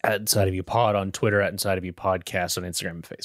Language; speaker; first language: English; native; English